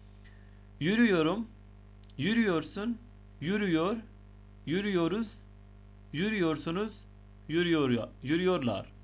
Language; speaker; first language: Turkish; non-native, fluent; Urdu